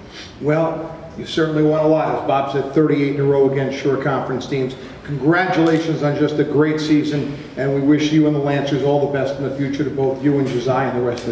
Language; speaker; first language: English; native; English